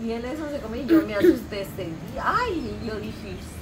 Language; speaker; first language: Spanish; native; Spanish